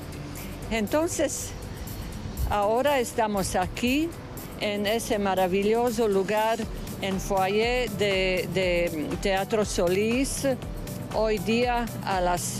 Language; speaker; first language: Spanish; non-native, fluent; Croatian